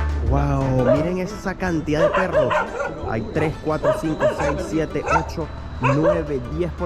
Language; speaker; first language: Spanish; native; Spanish